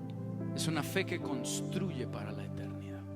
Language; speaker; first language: Spanish; native; Spanish